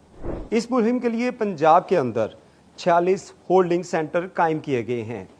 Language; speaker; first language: Urdu; native; Urdu